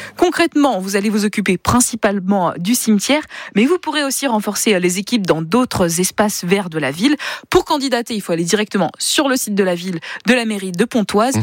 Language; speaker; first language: French; native; French